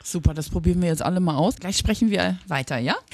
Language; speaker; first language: German; native; German